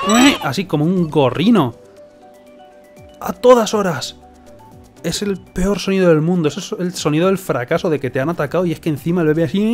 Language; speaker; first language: Spanish; native; Spanish